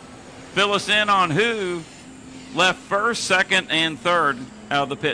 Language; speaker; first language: English; native; English